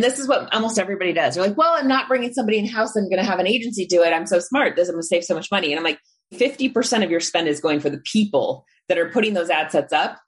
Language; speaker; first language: English; native; English